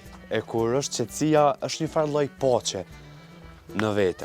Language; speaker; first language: Albanian; native; Albanian